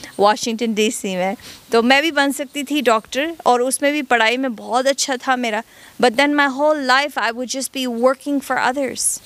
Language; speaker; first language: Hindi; non-native, fluent; English